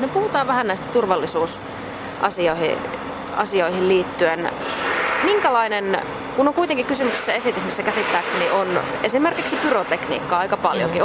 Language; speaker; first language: Finnish; native; Finnish